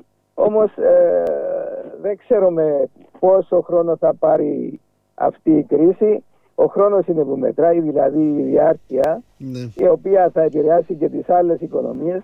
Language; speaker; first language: Greek; native; Greek